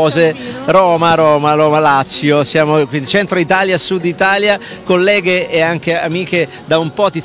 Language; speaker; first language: Italian; native; Italian